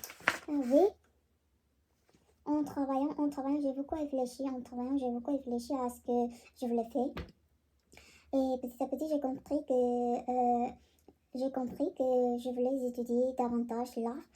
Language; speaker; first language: French; non-native, learner; Korean